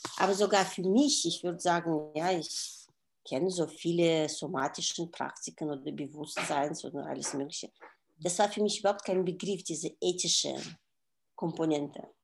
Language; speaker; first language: German; non-native, fluent; Russian